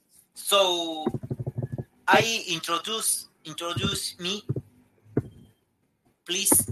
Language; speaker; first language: English; non-native, learner; Spanish